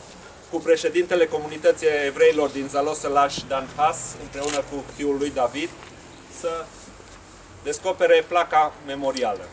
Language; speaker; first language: Romanian; native; Romanian